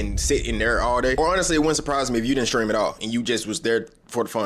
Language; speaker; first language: English; native; English